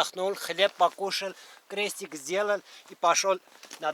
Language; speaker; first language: Russian; non-native, learner; Armenian